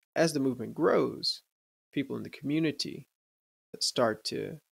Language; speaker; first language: English; native; English